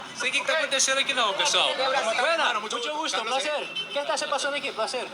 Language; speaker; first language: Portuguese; native; Portuguese